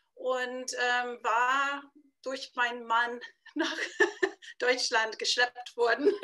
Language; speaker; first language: German; non-native, fluent; English